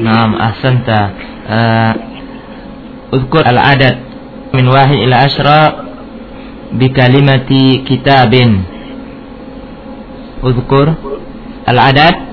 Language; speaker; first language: Arabic; non-native, fluent; Indonesian